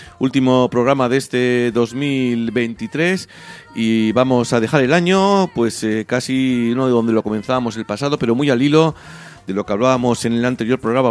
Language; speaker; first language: Spanish; native; Spanish